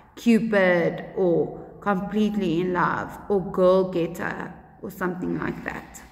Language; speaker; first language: English; non-native, local second language; Afrikaans